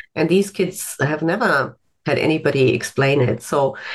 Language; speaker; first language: English; non-native, fluent; German